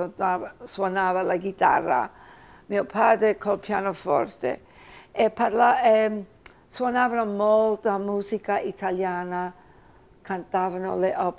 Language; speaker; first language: Italian; early bilingual, heritage; English